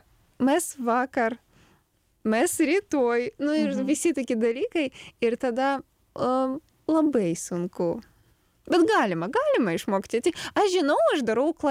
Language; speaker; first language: Lithuanian; non-native, learner; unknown